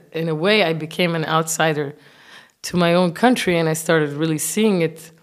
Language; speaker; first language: English; non-native, fluent; Arabic